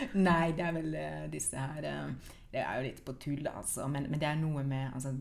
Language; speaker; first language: Norwegian; non-native, fluent; Finnish